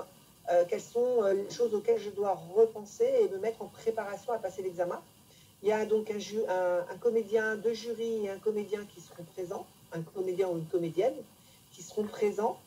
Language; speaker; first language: French; native; French